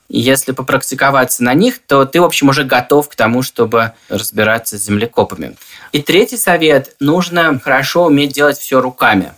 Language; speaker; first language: Russian; native; Russian